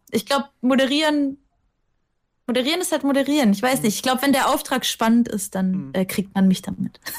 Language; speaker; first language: German; early bilingual, other home language; Russian